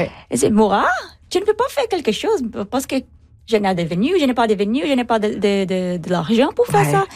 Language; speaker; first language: French; non-native, learner; Portuguese